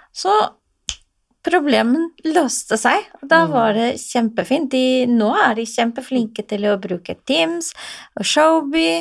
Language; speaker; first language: Norwegian; non-native, fluent; Assyrian Neo-Aramaic